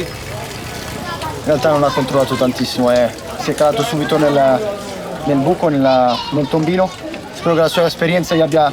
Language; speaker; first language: Italian; native; Italian